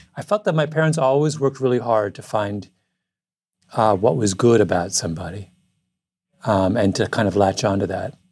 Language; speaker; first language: English; native; English